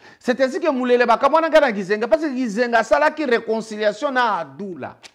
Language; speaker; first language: French; non-native, local second language; Lingala